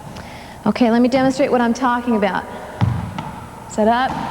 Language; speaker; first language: English; native; English